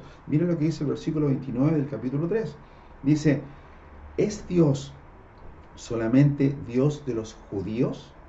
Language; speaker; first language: Spanish; native; Spanish